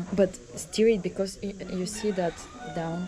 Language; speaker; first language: English; non-native, fluent; Bulgarian